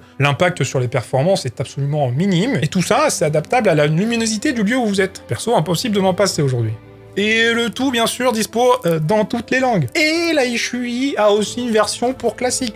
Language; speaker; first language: French; native; French